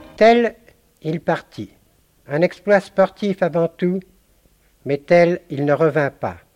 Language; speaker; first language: French; native; French